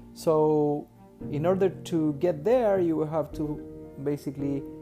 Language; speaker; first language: English; non-native, fluent; Spanish